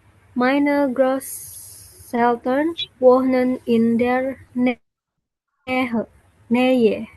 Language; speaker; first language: German; non-native, learner; Indonesian